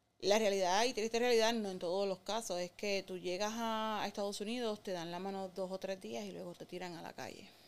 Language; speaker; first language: Spanish; native; Spanish